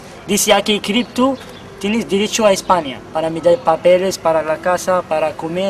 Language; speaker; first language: Spanish; non-native, learner; Kabyle